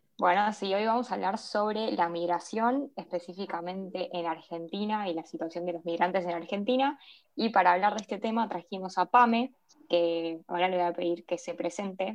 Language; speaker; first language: Spanish; native; Spanish